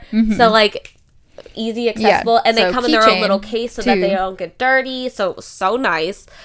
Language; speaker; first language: English; native; English